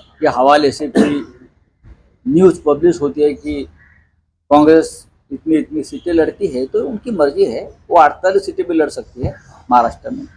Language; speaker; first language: Hindi; non-native, local second language; Marathi